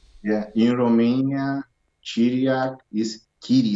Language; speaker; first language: English; non-native, learner; Romanian